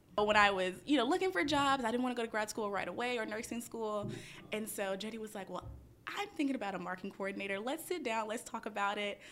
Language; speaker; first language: English; native; English